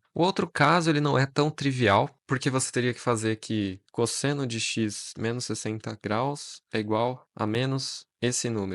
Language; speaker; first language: Portuguese; native; Portuguese